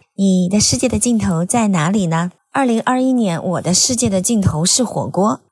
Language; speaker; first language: Chinese; native; Chinese